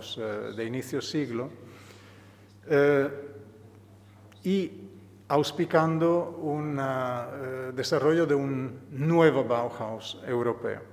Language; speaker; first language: Spanish; non-native, fluent; Italian